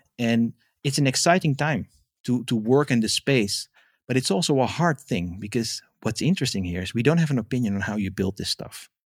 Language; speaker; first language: English; non-native, fluent; Dutch